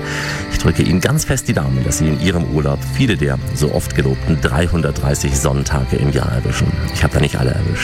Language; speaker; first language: German; native; German